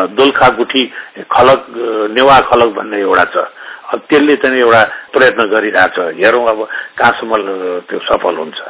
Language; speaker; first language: Nepali; non-native, local second language; Newari